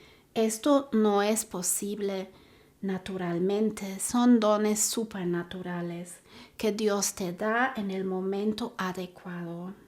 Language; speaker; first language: Spanish; non-native, fluent; German